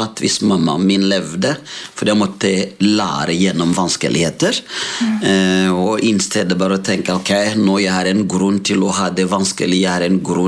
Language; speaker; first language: Norwegian; non-native, fluent; Rundi